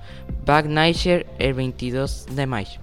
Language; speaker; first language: Catalan; non-native, learner; Spanish